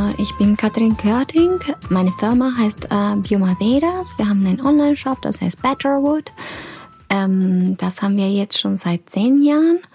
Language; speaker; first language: German; non-native, fluent; Spanish